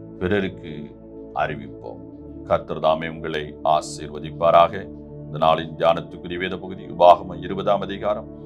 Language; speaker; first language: Tamil; native; Tamil